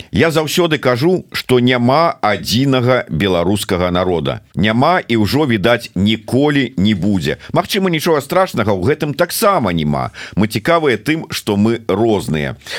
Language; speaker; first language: Belarusian; native; Belarusian